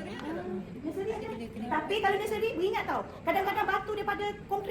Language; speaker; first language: Malay; native; Malay